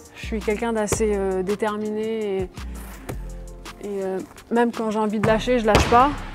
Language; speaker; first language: French; native; French